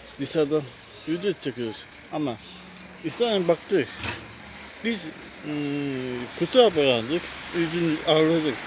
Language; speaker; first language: Turkish; non-native, learner; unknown